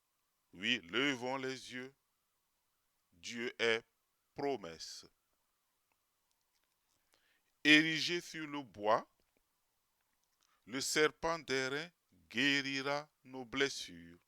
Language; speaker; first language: French; native; French